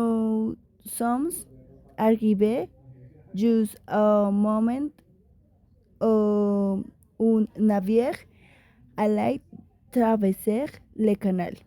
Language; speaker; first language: French; non-native, learner; Spanish